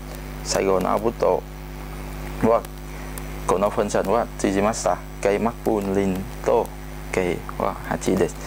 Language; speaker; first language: Japanese; non-native, learner; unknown